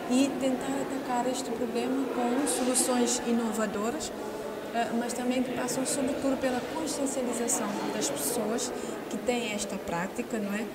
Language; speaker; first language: Portuguese; non-native, local second language; Kabuverdianu